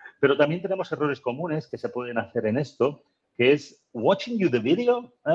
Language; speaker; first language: Spanish; native; Spanish